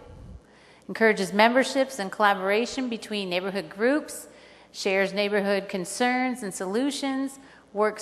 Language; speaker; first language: English; native; English